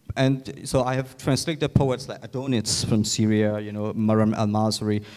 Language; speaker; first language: English; non-native, fluent; Burmese